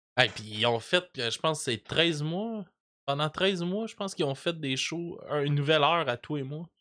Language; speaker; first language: French; native; French